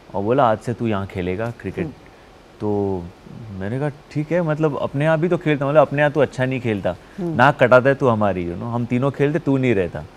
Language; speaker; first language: Hindi; non-native, local second language; Marathi